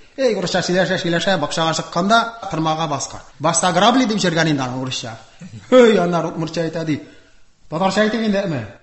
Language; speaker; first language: Tatar; non-native, local second language; Udmurt